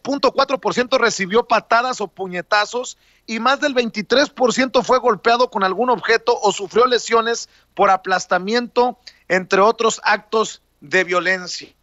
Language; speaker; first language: Spanish; native; Spanish